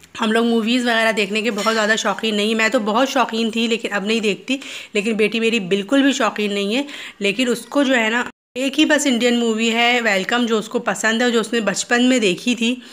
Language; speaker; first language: Hindi; native; Hindi